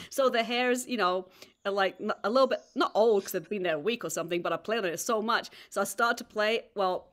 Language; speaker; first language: English; native; English